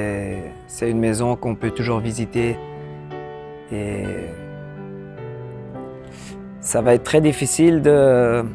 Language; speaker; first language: French; non-native, local second language; Dutch